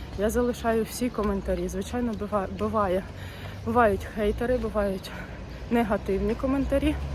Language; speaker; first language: Ukrainian; non-native, local second language; Russian